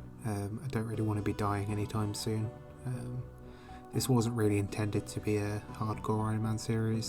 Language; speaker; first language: English; native; English